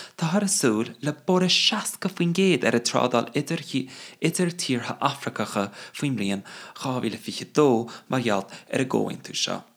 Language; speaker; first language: Irish; non-native, fluent; English